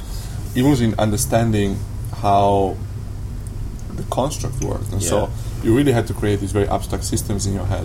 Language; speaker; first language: English; non-native, fluent; Italian